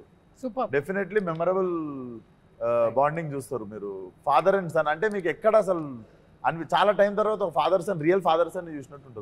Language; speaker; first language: Telugu; native; Telugu